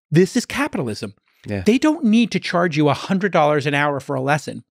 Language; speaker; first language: English; native; English